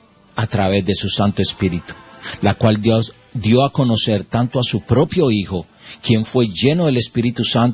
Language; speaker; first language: Spanish; native; Spanish